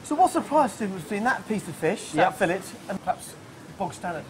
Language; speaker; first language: English; native; English